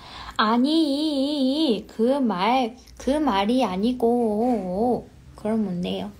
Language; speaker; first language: Korean; non-native, fluent; Chinese